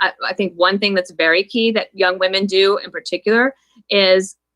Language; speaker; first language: English; native; English